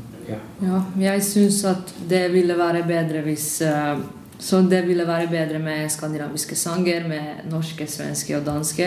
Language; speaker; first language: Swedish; non-native, learner; Hungarian